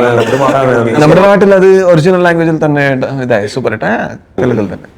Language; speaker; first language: Malayalam; non-native, learner; Kannada